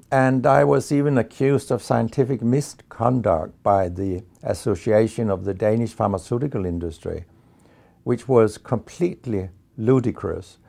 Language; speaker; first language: English; non-native, fluent; Danish